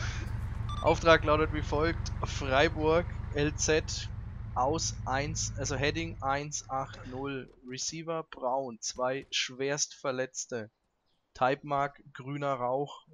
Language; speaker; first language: German; native; German